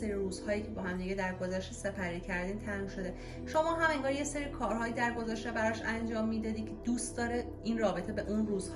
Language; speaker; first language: Persian; native; Persian